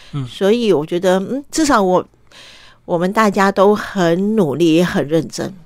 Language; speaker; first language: Chinese; early bilingual, other home language; Cantonese